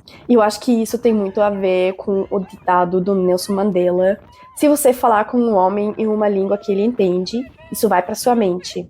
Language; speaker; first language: Portuguese; non-native, fluent; German